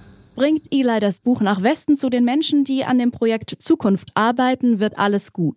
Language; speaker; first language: German; native; German